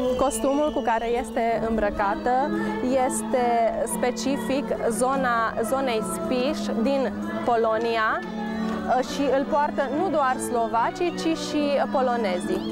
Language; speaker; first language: Romanian; non-native, local second language; Slovak